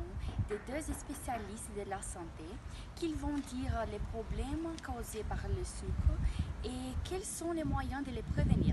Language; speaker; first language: French; non-native, learner; Portuguese